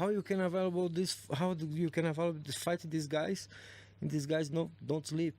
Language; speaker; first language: English; non-native, learner; Portuguese